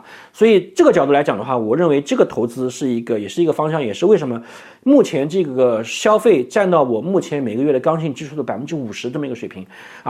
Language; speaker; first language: Chinese; native; Chinese